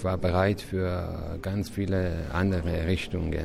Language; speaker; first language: German; non-native, fluent; Persian